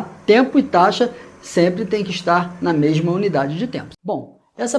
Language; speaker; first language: Portuguese; native; Portuguese